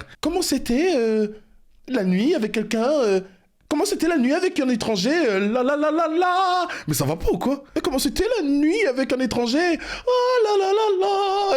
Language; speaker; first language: French; native; French